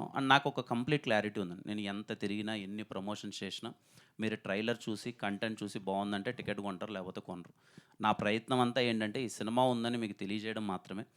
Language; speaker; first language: Telugu; native; Telugu